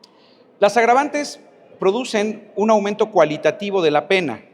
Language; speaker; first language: Spanish; native; Spanish